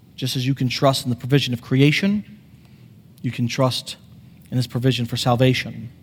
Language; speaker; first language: English; native; English